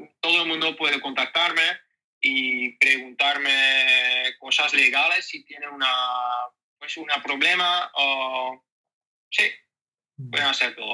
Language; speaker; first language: Spanish; non-native, learner; Dutch